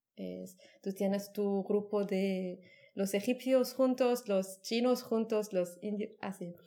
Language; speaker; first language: Spanish; non-native, learner; Arabic